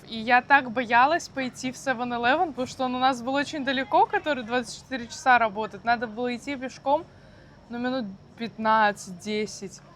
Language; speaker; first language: Russian; native; Russian